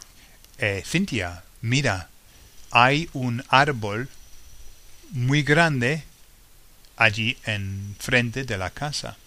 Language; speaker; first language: Spanish; non-native, fluent; English